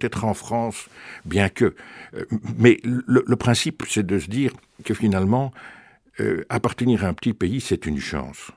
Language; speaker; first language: French; native; French